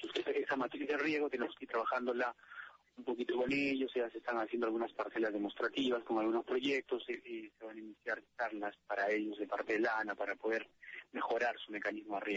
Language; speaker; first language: Spanish; native; Spanish